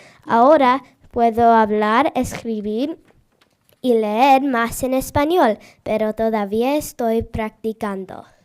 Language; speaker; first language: Spanish; non-native, learner; English